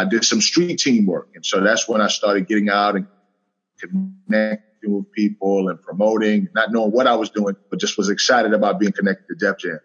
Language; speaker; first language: English; native; English